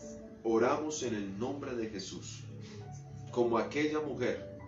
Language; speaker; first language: Spanish; native; Spanish